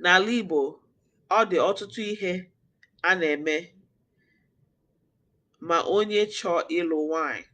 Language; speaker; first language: Igbo; non-native, learner; English